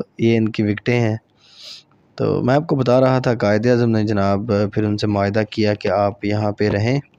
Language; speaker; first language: Urdu; non-native, local second language; Punjabi